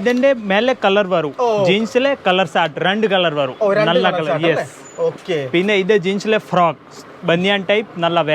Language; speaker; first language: Malayalam; non-native, local second language; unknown